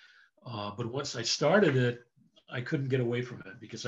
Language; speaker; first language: English; native; English